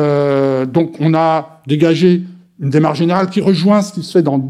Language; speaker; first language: French; native; French